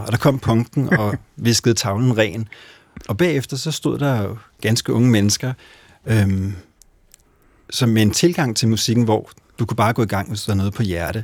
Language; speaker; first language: Danish; native; Danish